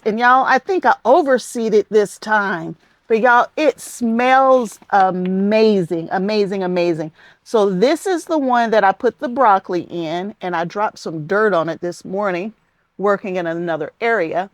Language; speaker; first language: English; native; English